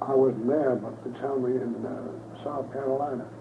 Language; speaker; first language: English; native; English